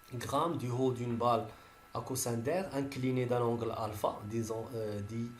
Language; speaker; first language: French; non-native, local second language; Arabic